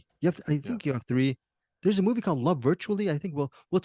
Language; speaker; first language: English; native; English